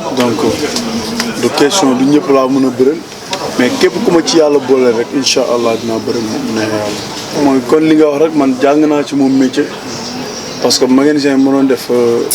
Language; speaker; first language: Wolof; native; Wolof